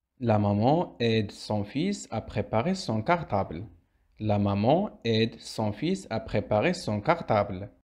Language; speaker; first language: French; non-native, local second language; Arabic